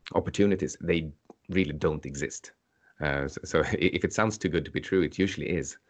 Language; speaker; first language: English; non-native, fluent; Swedish